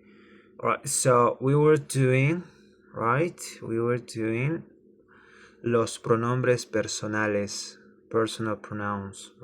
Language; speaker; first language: Spanish; non-native, learner; English